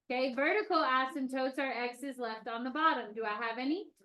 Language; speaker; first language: English; native; English